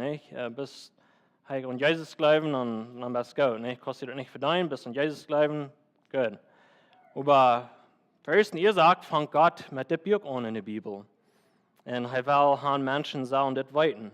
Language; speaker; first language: German; non-native, learner; Plautdietsch